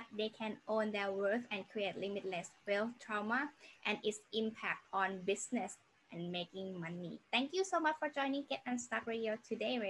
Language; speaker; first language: English; non-native, learner; Thai